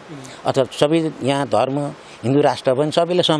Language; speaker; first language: Nepali; native; Nepali